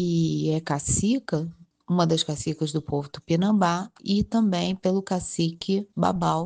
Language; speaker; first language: Portuguese; native; Portuguese